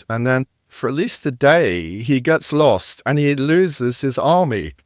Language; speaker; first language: English; native; English